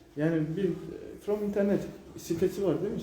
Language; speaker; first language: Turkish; non-native, learner; Urdu